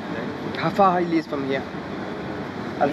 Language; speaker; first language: English; non-native, learner; French